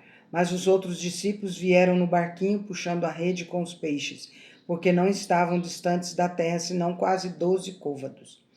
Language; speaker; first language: Portuguese; native; Portuguese